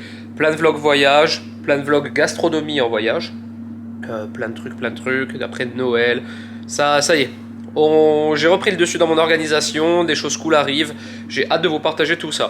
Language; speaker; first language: French; native; French